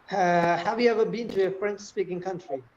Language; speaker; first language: English; non-native, local second language; Malayalam